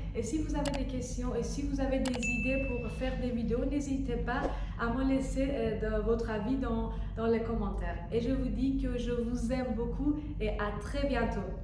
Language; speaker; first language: French; non-native, fluent; Persian